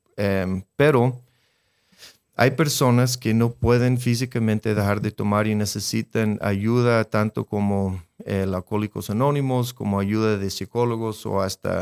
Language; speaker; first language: Spanish; non-native, fluent; English